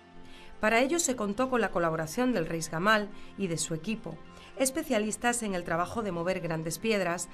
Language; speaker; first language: Spanish; native; Spanish